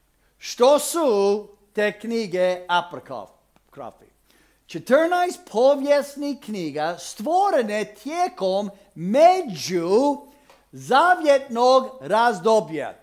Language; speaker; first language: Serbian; non-native, fluent; English